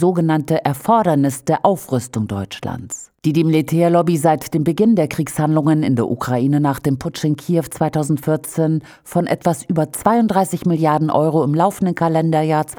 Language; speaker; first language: German; native; German